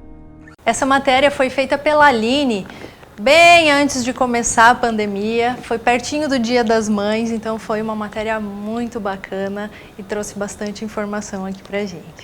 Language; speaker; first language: Portuguese; native; Portuguese